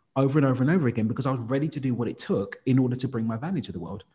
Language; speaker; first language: English; native; English